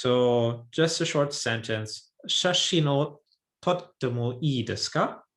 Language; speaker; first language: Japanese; non-native, fluent; English